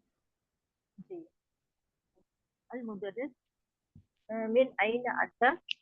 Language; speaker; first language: Arabic; non-native, learner; Urdu